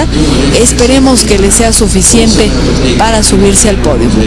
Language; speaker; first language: Spanish; native; Spanish